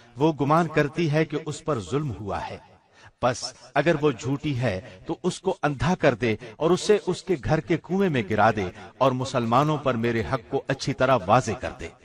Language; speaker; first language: Urdu; native; Urdu